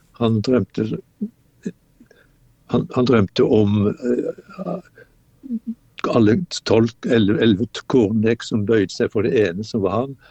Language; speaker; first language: Norwegian; native; Norwegian